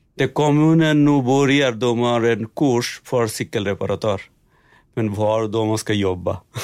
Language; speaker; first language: Swedish; non-native, learner; Bangla